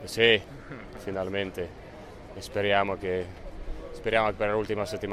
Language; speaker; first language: Italian; non-native, fluent; Lithuanian